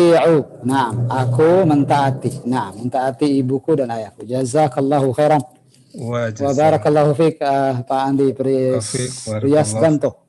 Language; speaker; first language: Indonesian; native; Indonesian